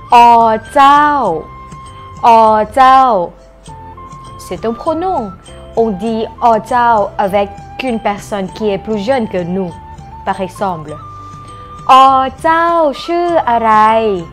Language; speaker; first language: French; non-native, fluent; Thai